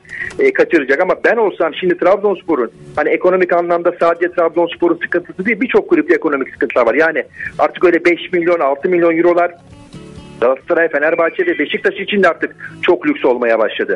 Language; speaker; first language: Turkish; native; Turkish